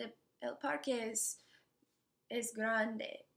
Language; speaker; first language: Spanish; non-native, learner; English